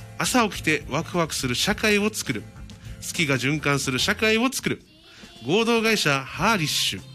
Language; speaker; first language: Japanese; native; Japanese